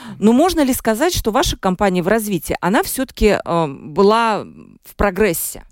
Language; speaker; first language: Russian; native; Russian